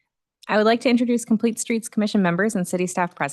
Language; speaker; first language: English; native; English